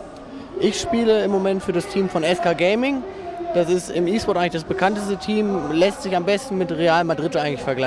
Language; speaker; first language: German; native; German